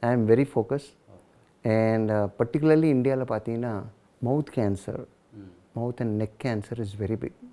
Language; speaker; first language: English; non-native, local second language; Tamil